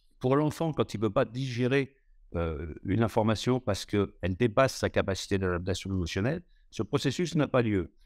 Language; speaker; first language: French; native; French